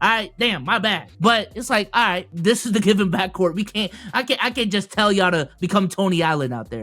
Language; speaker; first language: English; native; English